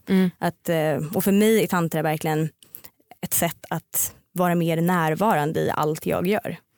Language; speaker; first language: Swedish; native; Swedish